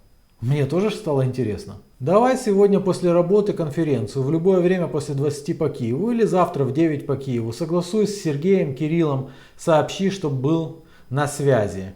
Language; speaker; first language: Russian; native; Russian